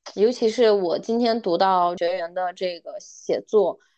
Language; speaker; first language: Chinese; non-native, local second language; Uyghur